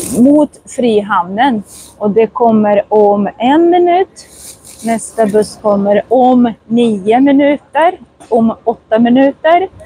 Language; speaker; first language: Swedish; non-native, fluent; Russian